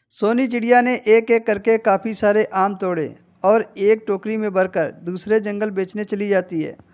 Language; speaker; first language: Hindi; native; Hindi